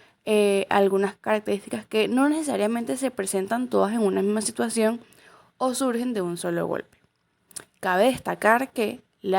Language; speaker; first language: Spanish; native; Spanish